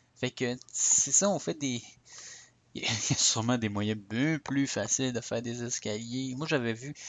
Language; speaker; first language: French; native; French